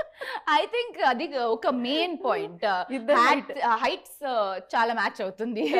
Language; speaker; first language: Telugu; non-native, learner; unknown